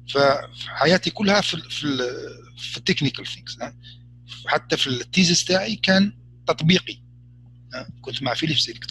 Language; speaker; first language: Arabic; native; Arabic